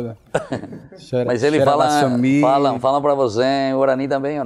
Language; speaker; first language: Portuguese; non-native, learner; Spanish